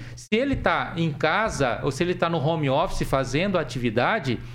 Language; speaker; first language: Portuguese; native; Portuguese